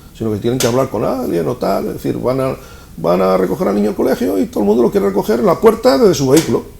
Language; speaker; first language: Spanish; native; Spanish